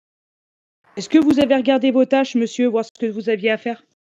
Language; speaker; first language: French; native; French